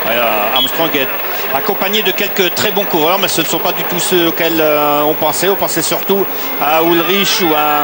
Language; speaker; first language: French; native; French